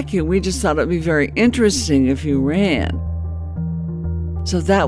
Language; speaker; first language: English; native; English